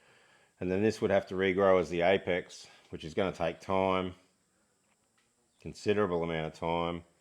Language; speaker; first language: English; native; English